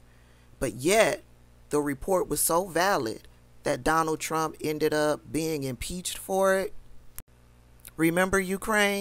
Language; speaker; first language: English; native; English